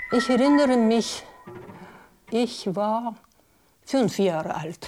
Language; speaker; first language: German; non-native, learner; Russian